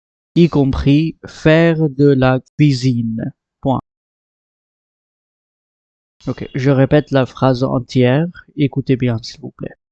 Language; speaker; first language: French; non-native, fluent; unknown